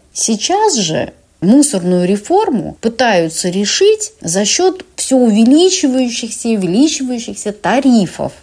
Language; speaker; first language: Russian; native; Russian